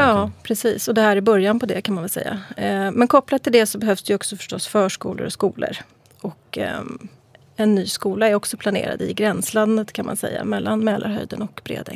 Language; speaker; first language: Swedish; native; Swedish